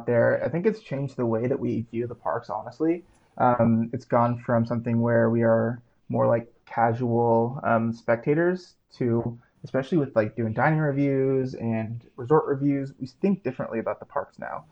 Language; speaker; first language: English; native; English